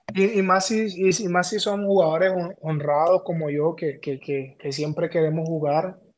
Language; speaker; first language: Spanish; native; Spanish